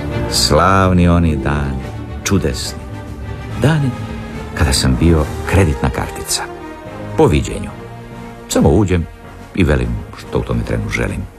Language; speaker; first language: Serbian; native; Serbian